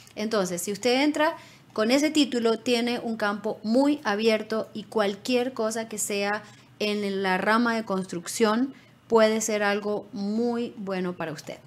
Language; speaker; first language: Spanish; native; Spanish